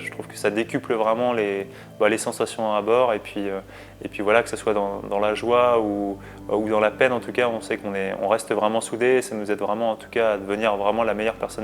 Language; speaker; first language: French; native; French